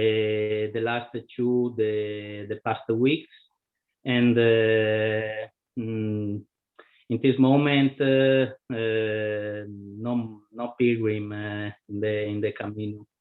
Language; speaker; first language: English; non-native, learner; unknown